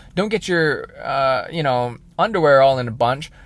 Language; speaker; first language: English; native; English